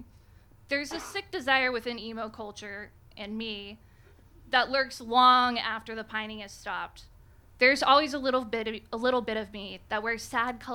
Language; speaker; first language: English; native; English